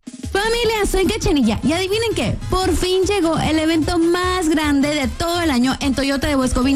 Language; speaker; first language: Spanish; native; Spanish